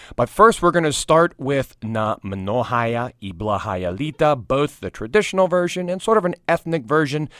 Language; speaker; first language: English; native; English